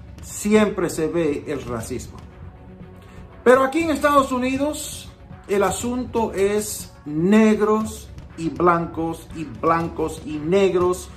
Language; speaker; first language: Spanish; early bilingual, heritage; Spanish